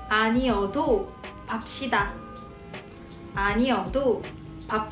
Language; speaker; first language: Korean; non-native, fluent; Indonesian